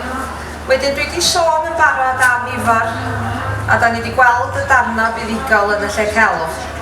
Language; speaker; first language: Welsh; native; Welsh